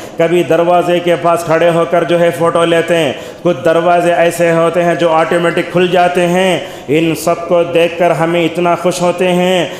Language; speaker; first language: Urdu; native; Urdu